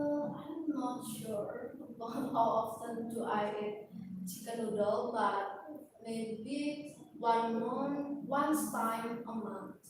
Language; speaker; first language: English; non-native, learner; Indonesian